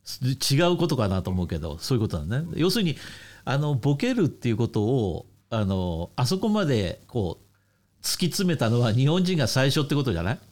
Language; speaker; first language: Japanese; native; Japanese